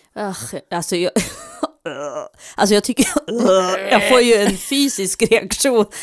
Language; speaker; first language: Swedish; non-native, fluent; English